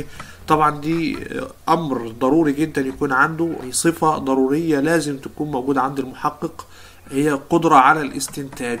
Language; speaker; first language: Arabic; native; Arabic